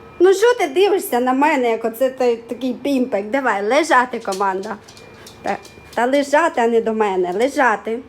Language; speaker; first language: Ukrainian; non-native, local second language; Russian